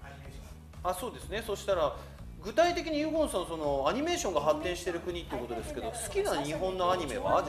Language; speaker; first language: Japanese; native; Japanese